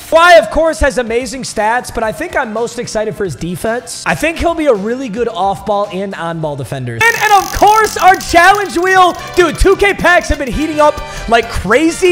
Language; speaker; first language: English; native; English